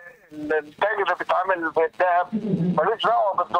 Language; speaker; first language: Arabic; native; Arabic